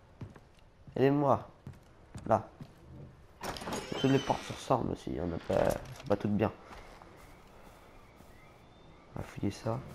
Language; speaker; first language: French; native; French